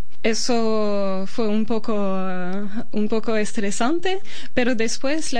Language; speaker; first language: Spanish; non-native, fluent; Albanian